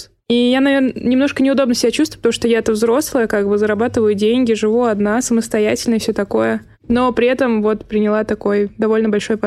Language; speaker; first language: Russian; native; Russian